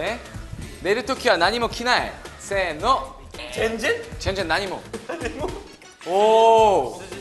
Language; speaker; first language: Japanese; non-native, fluent; Korean